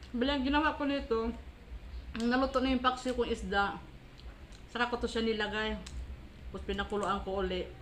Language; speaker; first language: Filipino; non-native, local second language; Cebuano